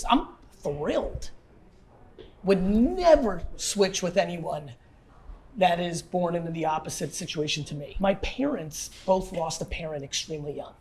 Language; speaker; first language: English; early bilingual, other home language; Russian